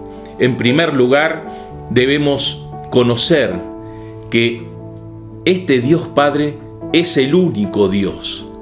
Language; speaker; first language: Spanish; native; Spanish